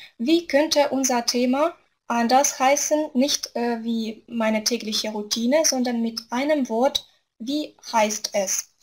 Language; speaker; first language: German; non-native, fluent; Russian